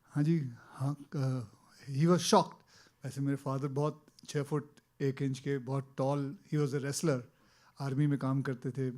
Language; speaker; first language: Hindi; native; Hindi